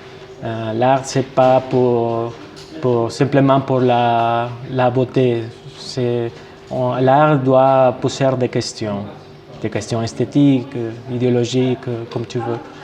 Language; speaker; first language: French; non-native, fluent; Spanish